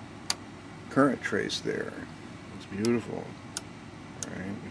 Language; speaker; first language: English; native; English